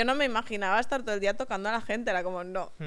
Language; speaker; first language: Spanish; native; Spanish